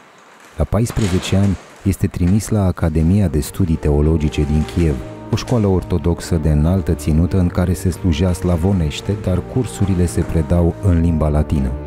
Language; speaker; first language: Romanian; native; Romanian